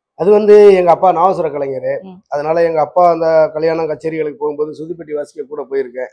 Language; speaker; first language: Tamil; native; Tamil